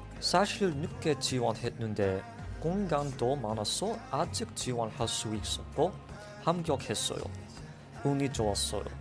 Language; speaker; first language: Korean; non-native, learner; English